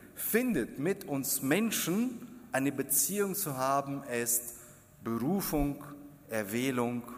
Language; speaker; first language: German; non-native, fluent; Russian